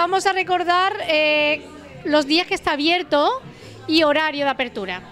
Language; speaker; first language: Spanish; native; Spanish